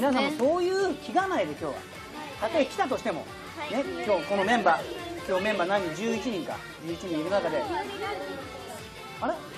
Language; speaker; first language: Japanese; native; Japanese